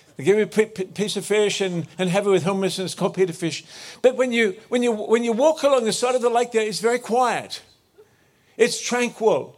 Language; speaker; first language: English; native; English